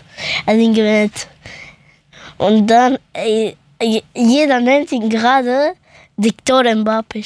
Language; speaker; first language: German; early bilingual, other home language; Persian